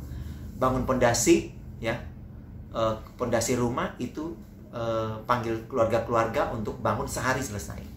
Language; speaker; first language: Indonesian; native; Indonesian